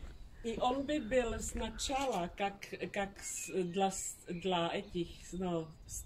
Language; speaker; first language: Russian; early bilingual, heritage; Czech